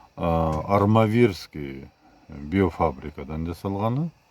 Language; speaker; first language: Russian; non-native, local second language; Kyrgyz